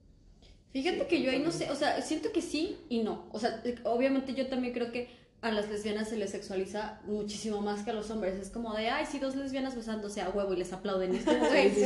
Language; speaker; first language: Spanish; native; Spanish